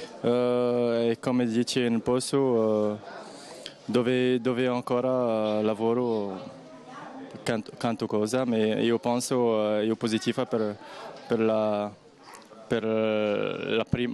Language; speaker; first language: Italian; non-native, learner; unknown